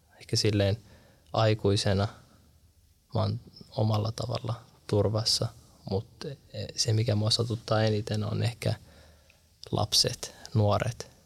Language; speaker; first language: Finnish; early bilingual, other home language; Arabic